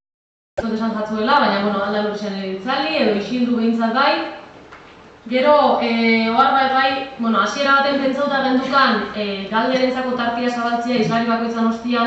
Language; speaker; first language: Basque; native; Basque